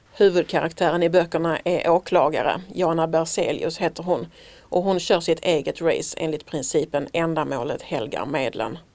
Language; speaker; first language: Swedish; native; Swedish